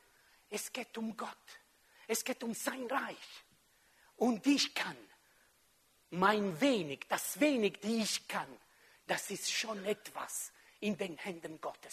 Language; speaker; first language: German; non-native, fluent; French